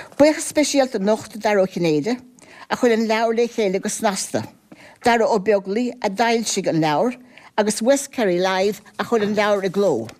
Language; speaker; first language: Irish; native; Irish